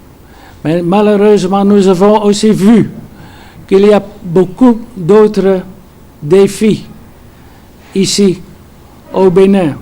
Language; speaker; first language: French; non-native, fluent; Dutch